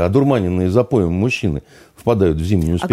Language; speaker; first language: Russian; native; Russian